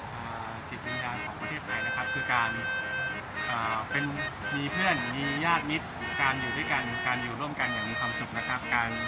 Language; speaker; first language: Thai; native; Thai